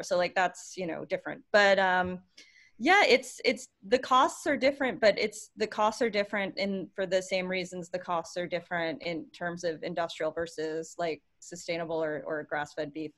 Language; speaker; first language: English; native; English